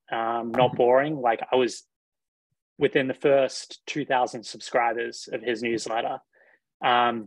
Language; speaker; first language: English; native; English